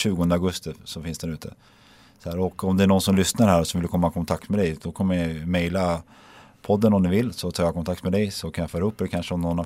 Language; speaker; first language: Swedish; native; Swedish